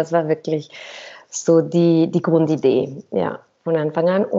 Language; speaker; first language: German; non-native, fluent; Spanish